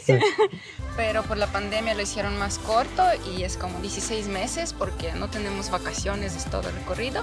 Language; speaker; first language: Spanish; non-native, fluent; Ukrainian